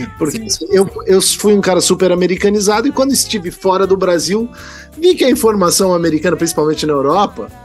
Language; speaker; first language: Portuguese; native; Portuguese